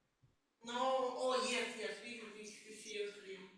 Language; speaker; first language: English; non-native, learner; Ukrainian